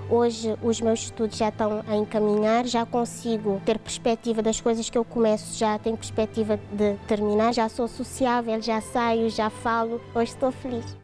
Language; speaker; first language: Portuguese; non-native, local second language; Kabuverdianu